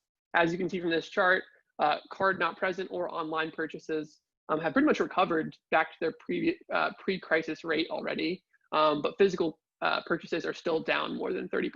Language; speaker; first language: English; native; English